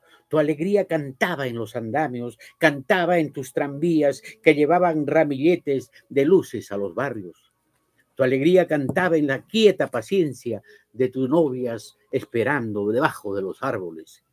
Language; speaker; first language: Spanish; native; Spanish